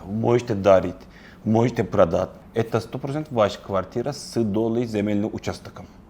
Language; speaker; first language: Russian; non-native, learner; Turkish